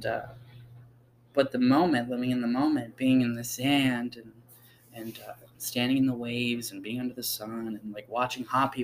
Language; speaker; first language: English; native; English